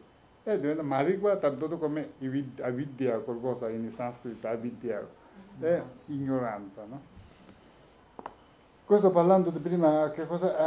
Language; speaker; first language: Italian; non-native, learner; Tibetan